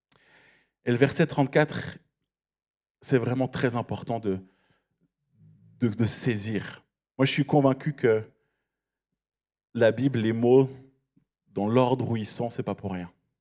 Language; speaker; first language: French; native; French